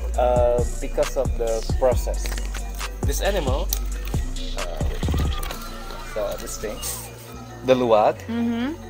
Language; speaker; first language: English; non-native, learner; Indonesian